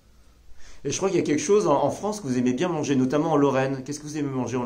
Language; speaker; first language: French; native; French